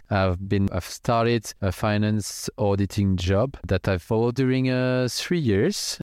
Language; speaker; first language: English; non-native, fluent; French